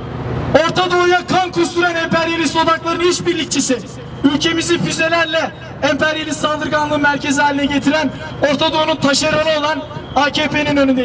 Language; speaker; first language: Turkish; native; Turkish